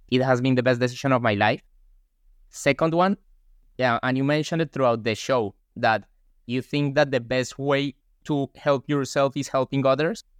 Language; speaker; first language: English; non-native, fluent; Spanish